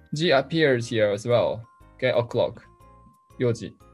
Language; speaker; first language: English; non-native, fluent; Japanese